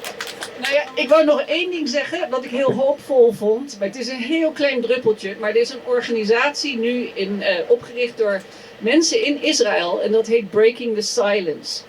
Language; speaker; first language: Dutch; native; Dutch